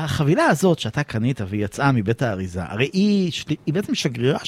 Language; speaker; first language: Hebrew; native; Hebrew